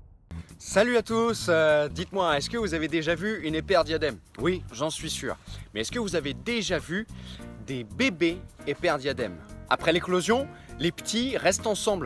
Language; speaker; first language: French; native; French